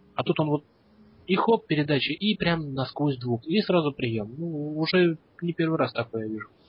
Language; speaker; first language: Russian; early bilingual, heritage; Russian